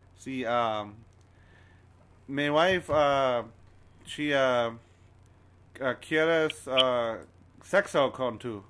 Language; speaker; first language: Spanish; non-native, learner; English